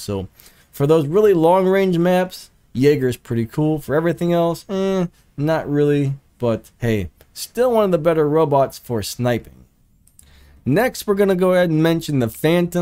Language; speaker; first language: English; native; English